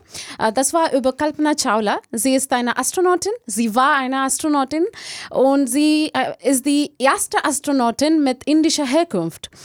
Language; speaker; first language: German; non-native, learner; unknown